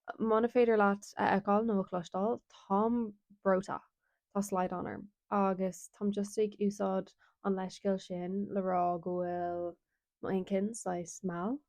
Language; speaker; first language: Irish; non-native, local second language; English